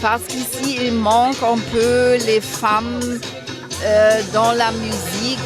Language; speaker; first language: French; non-native, fluent; German